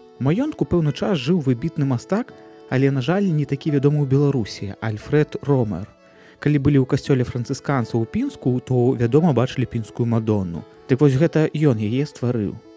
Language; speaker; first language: Belarusian; native; Belarusian